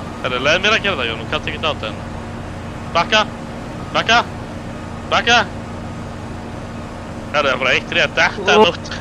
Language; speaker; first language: Icelandic; native; Icelandic